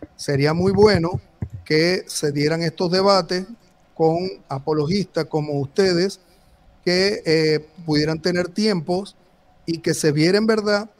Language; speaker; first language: Spanish; native; Spanish